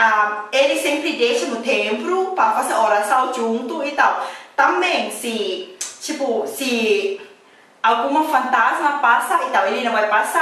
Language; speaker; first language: Portuguese; non-native, learner; Thai